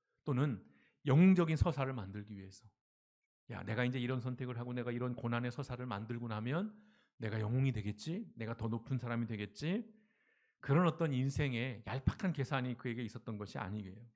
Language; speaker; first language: Korean; native; Korean